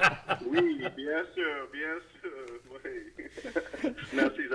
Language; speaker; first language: French; non-native, learner; English